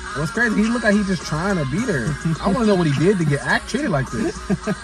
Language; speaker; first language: English; native; English